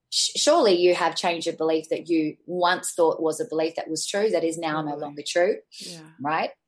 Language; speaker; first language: English; native; English